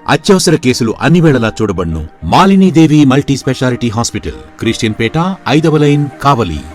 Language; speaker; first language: Telugu; native; Telugu